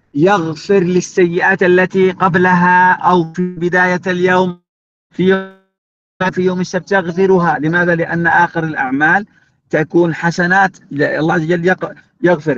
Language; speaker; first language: Arabic; native; Arabic